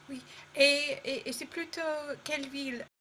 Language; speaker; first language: French; non-native, learner; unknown